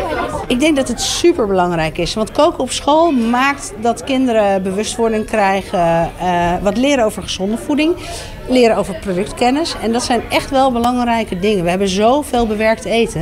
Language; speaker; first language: Dutch; native; Dutch